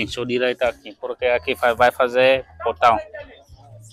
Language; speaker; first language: Portuguese; non-native, learner; Vietnamese